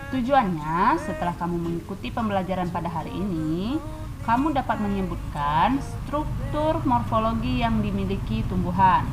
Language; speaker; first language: Indonesian; native; Indonesian